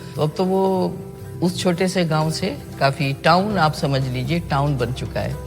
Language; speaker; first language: Urdu; non-native, local second language; Sindhi